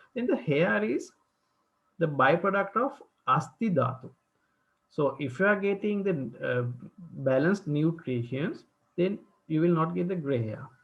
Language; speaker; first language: English; non-native, local second language; Sinhala